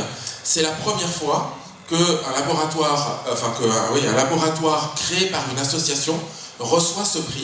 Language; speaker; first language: French; native; French